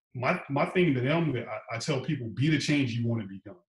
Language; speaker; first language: English; native; English